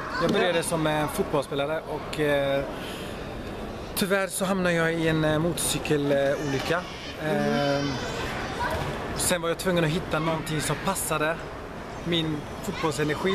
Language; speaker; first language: Swedish; early bilingual, other home language; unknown